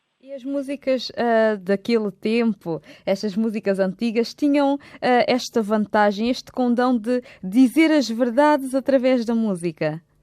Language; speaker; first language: Portuguese; native; Portuguese